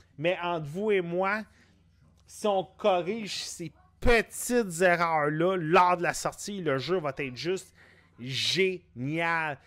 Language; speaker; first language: French; native; French